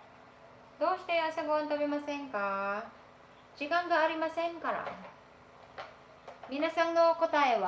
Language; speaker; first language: Japanese; non-native, fluent; Filipino